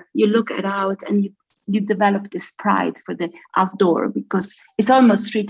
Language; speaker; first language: English; non-native, fluent; Italian